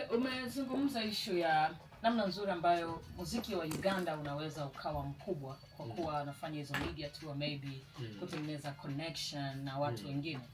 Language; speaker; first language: Swahili; native; Swahili